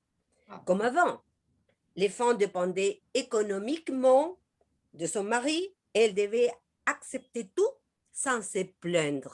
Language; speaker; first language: French; non-native, learner; Spanish